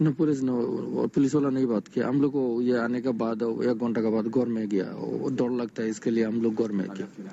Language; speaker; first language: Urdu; non-native, learner; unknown